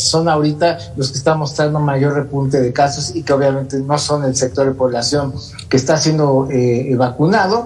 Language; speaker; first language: Spanish; native; Spanish